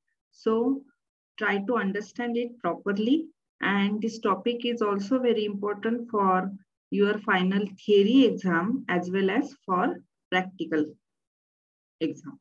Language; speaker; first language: English; non-native, local second language; Marathi